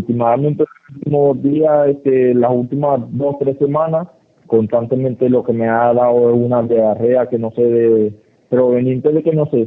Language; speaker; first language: Spanish; native; Spanish